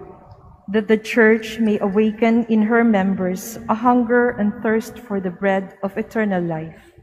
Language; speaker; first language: English; non-native, local second language; Filipino